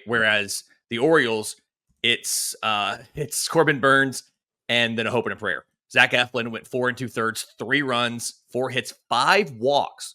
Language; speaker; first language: English; native; English